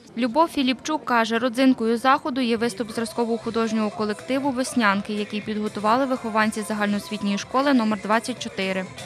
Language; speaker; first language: Ukrainian; native; Ukrainian